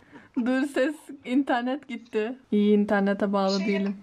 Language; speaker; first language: Turkish; native; Turkish